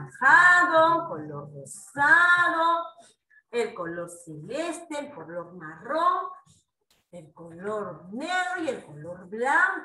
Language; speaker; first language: Spanish; native; Spanish